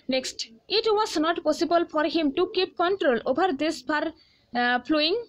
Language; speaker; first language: English; non-native, local second language; Bangla